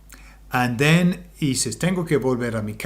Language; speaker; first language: Spanish; non-native, fluent; English